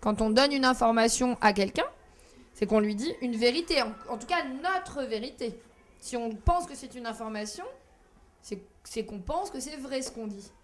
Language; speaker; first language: French; native; French